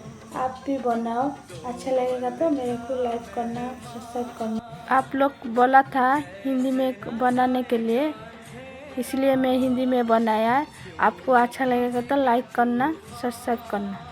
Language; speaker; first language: Hindi; non-native, local second language; Odia